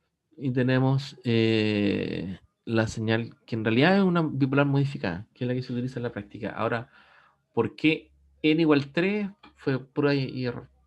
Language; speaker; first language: Spanish; native; Spanish